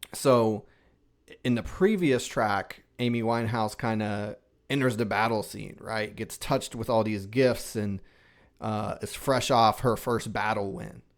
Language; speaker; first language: English; native; English